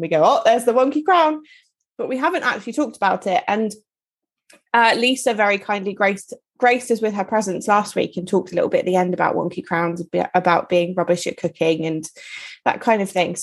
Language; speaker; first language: English; native; English